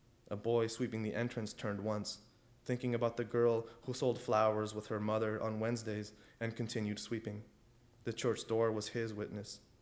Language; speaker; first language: English; early bilingual, other home language; Spanish